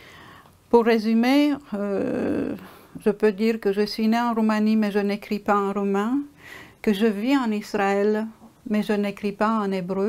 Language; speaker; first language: French; non-native, fluent; Romanian